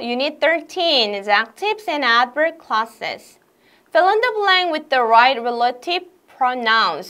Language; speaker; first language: English; non-native, fluent; Korean